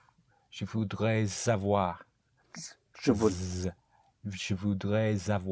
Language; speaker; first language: French; non-native, learner; English